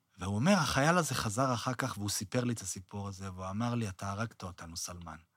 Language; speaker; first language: Hebrew; native; Hebrew